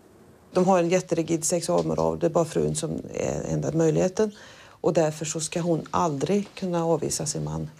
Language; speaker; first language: Swedish; native; Swedish